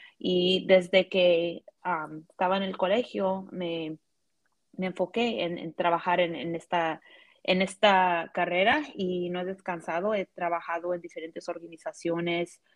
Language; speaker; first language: Spanish; early bilingual, heritage; Spanish